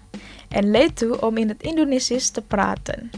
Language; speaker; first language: Dutch; non-native, learner; Indonesian